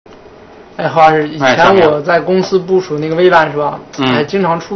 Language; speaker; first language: Chinese; native; Chinese